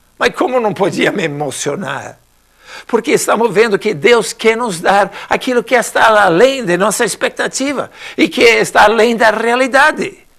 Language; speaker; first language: Portuguese; non-native, fluent; English